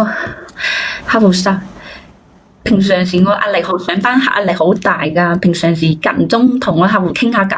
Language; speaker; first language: Cantonese; native; Cantonese